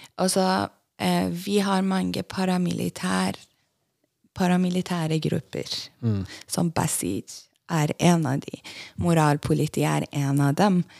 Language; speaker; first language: Norwegian; non-native, fluent; Persian